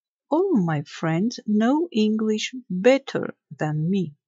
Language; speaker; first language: English; non-native, fluent; Armenian